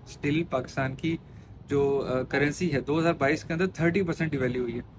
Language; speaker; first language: Urdu; native; Urdu